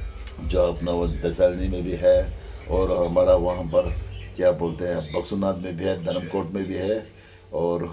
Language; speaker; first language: Hindi; non-native, local second language; Tibetan